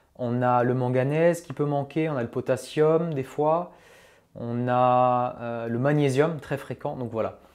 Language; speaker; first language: French; native; French